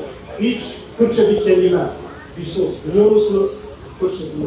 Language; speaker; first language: Turkish; non-native, fluent; Kurdish